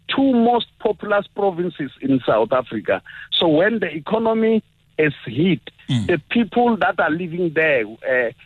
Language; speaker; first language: English; non-native, local second language; Tsonga